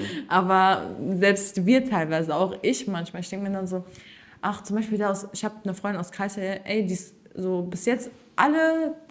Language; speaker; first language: German; early bilingual, other home language; Turkish